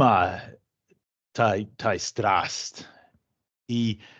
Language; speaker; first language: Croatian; non-native, fluent; English